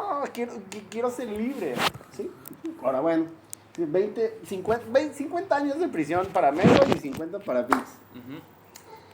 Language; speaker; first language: Spanish; native; Spanish